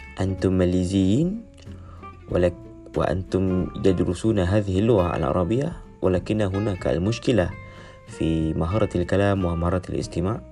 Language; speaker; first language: Arabic; non-native, learner; Malay